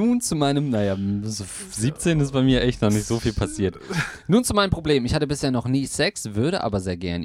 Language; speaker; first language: German; native; German